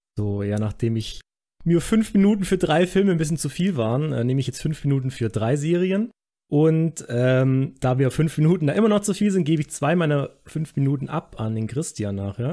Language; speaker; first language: German; native; German